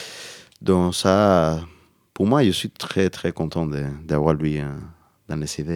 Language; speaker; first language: French; non-native, learner; Spanish